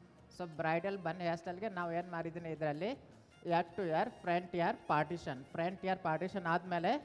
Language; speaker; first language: Kannada; non-native, learner; Bangla